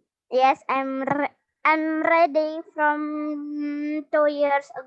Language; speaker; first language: English; non-native, learner; Indonesian